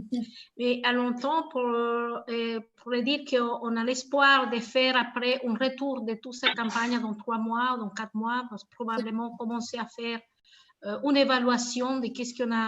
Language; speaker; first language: French; non-native, fluent; Spanish